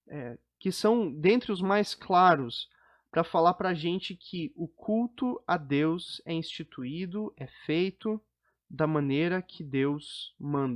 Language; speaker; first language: Portuguese; native; Portuguese